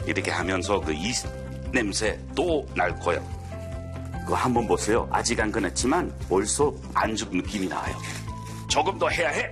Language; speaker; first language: Korean; non-native, learner; English